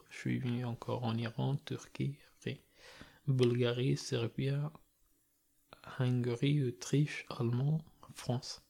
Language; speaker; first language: French; non-native, learner; Persian